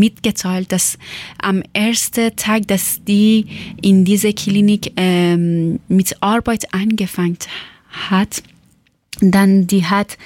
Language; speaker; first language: German; non-native, learner; Persian